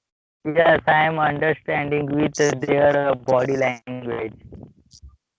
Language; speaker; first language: English; non-native, learner; Marathi